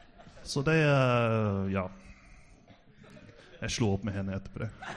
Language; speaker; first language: Norwegian; non-native, fluent; English